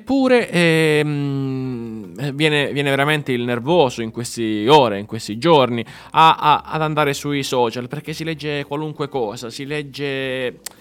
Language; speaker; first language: Italian; native; Italian